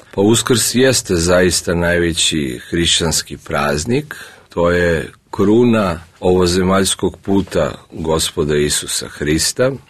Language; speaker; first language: Serbian; early bilingual, other home language; Russian